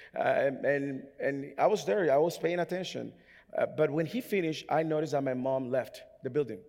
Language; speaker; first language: English; non-native, fluent; Spanish